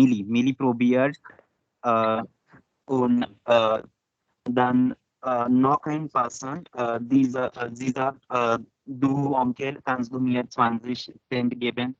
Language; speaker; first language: German; non-native, learner; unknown